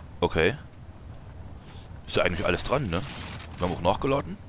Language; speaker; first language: German; native; German